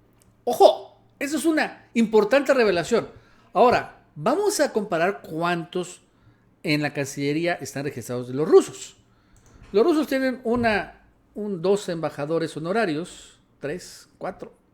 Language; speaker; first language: Spanish; native; Spanish